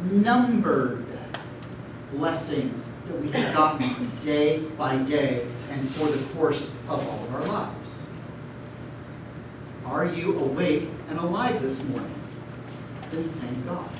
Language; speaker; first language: English; native; English